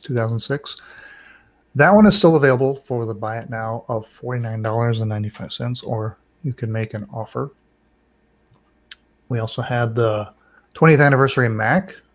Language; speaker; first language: English; native; English